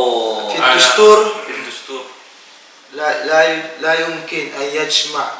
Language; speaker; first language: Arabic; non-native, fluent; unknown